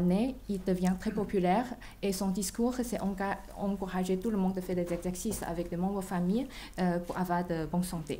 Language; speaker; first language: French; non-native, fluent; Chinese